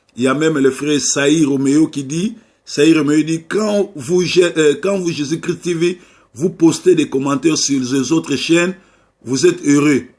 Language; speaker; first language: French; non-native, local second language; Lingala